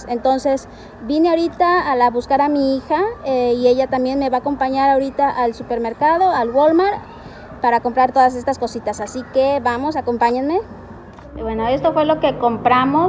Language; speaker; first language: Spanish; native; Spanish